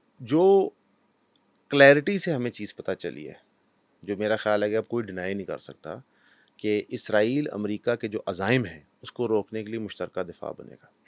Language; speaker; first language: Urdu; non-native, local second language; Punjabi